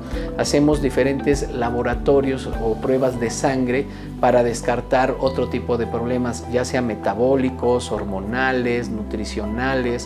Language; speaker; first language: Spanish; native; Spanish